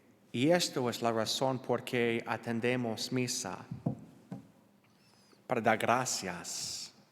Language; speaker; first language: Spanish; non-native, learner; English